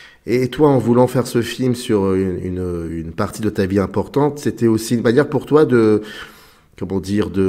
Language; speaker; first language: French; native; French